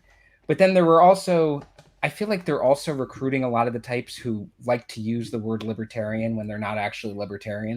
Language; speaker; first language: English; native; English